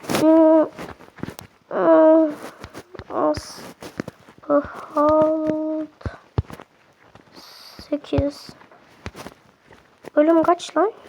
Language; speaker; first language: Turkish; native; Turkish